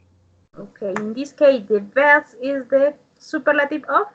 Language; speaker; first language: English; non-native, learner; Spanish